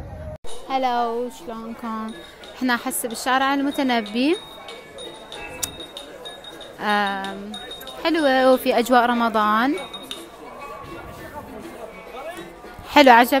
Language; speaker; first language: Arabic; non-native, fluent; Persian